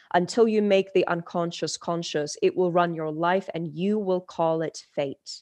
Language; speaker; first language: English; early bilingual, other home language; Turkish